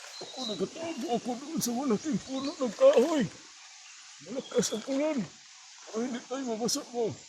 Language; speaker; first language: Filipino; non-native, local second language; Cebuano